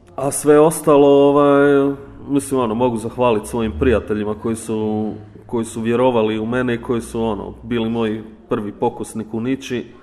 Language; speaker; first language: Croatian; early bilingual, heritage; Croatian